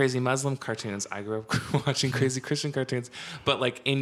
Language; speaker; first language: English; native; English